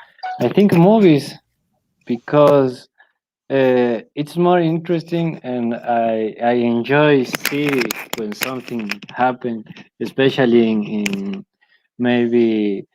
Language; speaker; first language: English; non-native, learner; Spanish